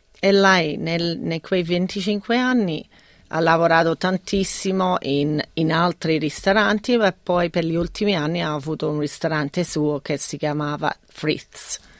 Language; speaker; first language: Italian; non-native, fluent; English